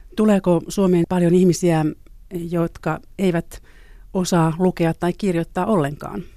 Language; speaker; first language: Finnish; native; Finnish